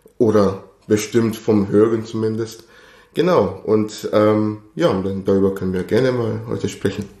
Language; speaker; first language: German; early bilingual, other home language; Korean